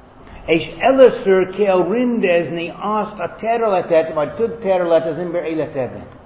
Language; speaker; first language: Hungarian; non-native, fluent; German